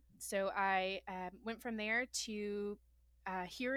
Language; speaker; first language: English; native; English